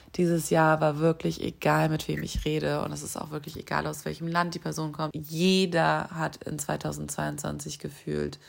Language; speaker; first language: German; native; German